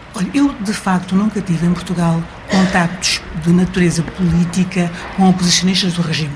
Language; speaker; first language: Portuguese; native; Portuguese